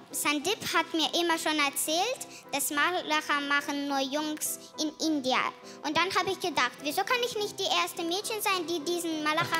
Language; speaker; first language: German; early bilingual, other home language; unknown